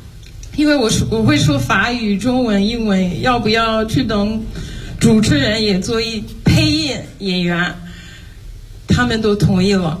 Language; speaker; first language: Chinese; non-native, fluent; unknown